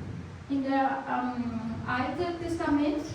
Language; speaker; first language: German; non-native, fluent; Portuguese